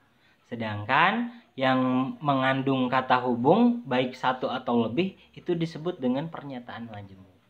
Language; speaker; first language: Indonesian; native; Indonesian